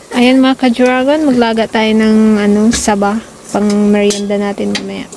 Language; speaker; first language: Filipino; native; Filipino